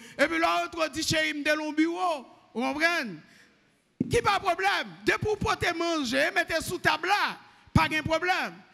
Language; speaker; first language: French; non-native, local second language; Haitian Creole